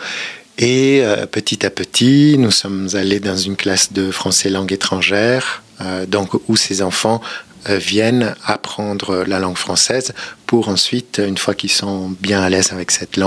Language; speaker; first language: French; native; French